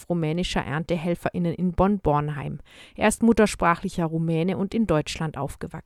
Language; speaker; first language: German; native; German